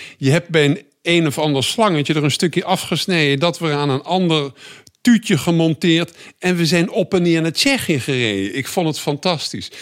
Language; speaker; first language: Dutch; native; Dutch